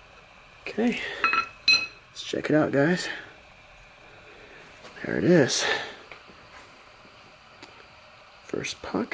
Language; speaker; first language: English; native; English